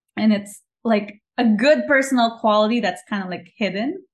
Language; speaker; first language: English; non-native, local second language; Filipino